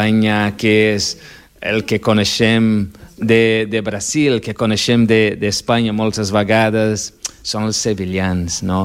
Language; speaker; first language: Catalan; non-native, fluent; Portuguese